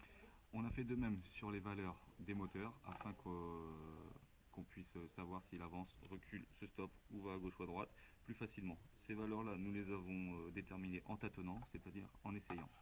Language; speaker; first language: French; native; French